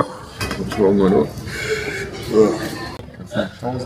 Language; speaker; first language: German; non-native, learner; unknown